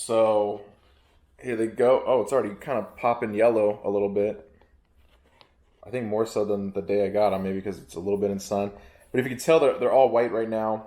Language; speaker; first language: English; native; English